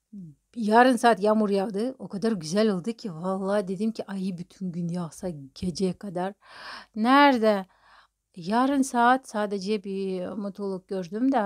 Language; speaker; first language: Turkish; non-native, fluent; Russian